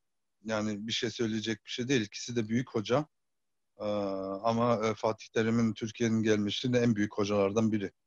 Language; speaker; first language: Turkish; early bilingual, heritage; Turkish